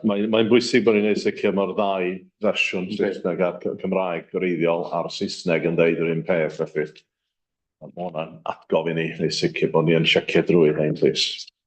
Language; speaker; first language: Welsh; native; Welsh